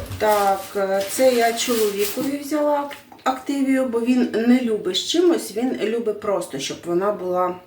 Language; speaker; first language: Ukrainian; non-native, local second language; Russian